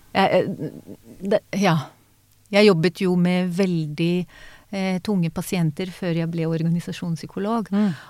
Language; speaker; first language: Norwegian; non-native, fluent; Hebrew